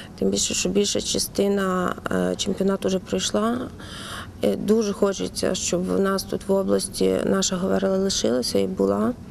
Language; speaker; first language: Ukrainian; native; Ukrainian